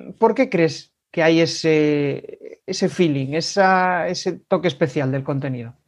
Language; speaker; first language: Spanish; native; Spanish